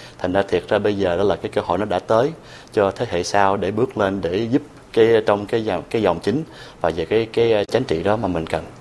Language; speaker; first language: Vietnamese; early bilingual, heritage; Vietnamese